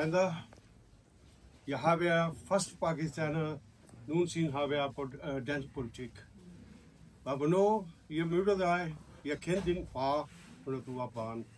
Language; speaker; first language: Danish; non-native, learner; Urdu